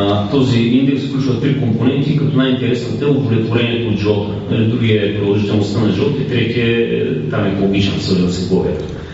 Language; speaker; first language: Bulgarian; native; Bulgarian